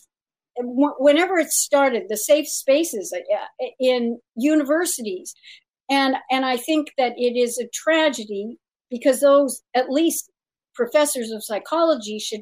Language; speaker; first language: English; native; English